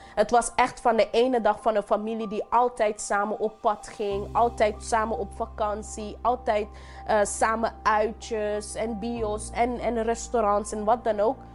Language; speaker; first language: Dutch; non-native, local second language; English